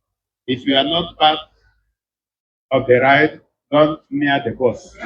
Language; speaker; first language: English; non-native, local second language; Igbo